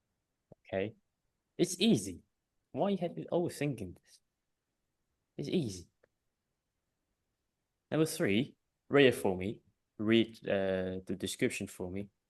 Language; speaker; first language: English; non-native, fluent; Vietnamese